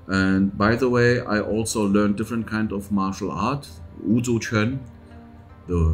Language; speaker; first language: English; non-native, fluent; German